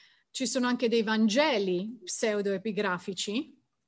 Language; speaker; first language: Italian; native; Italian